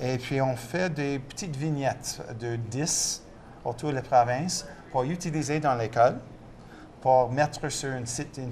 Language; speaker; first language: French; non-native, local second language; English